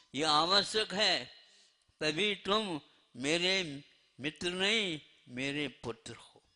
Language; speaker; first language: Hindi; non-native, local second language; Kannada